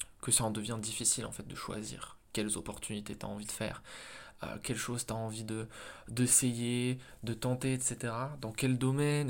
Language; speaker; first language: French; native; French